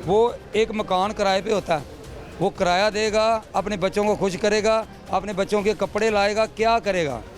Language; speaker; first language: Urdu; non-native, local second language; Punjabi